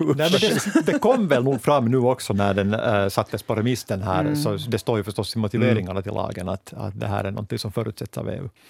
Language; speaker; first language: Swedish; native; Swedish